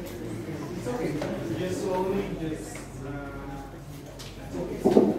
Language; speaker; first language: English; non-native, fluent; Indonesian